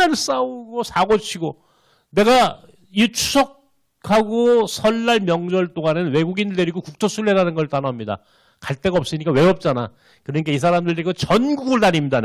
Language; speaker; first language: Korean; native; Korean